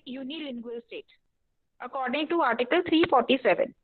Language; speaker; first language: Hindi; non-native, local second language; Punjabi